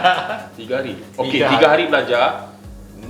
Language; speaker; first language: Malay; native; Malay